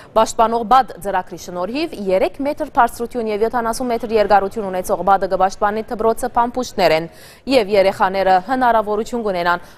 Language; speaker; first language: Armenian; early bilingual, heritage; Armenian